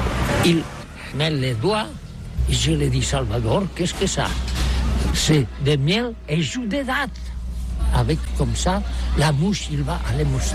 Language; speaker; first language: French; non-native, learner; Catalan